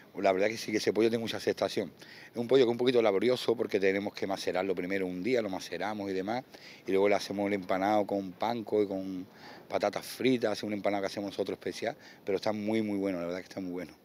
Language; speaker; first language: Spanish; native; Spanish